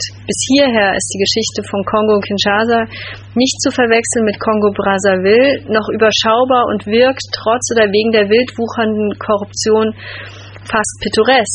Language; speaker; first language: German; native; German